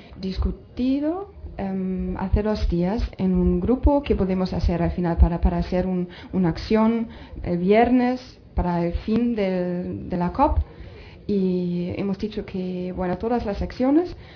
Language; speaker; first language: Spanish; non-native, fluent; German